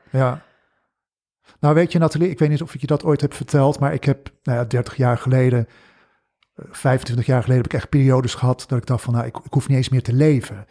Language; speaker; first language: Dutch; early bilingual, other home language; English